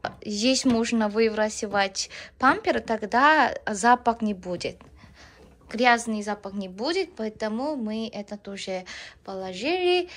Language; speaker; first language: Russian; non-native, learner; Korean